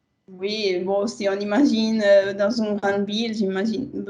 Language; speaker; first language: French; non-native, fluent; Italian